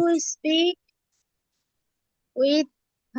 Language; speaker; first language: English; non-native, learner; Bangla